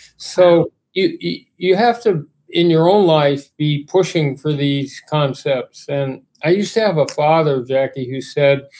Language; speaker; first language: English; native; English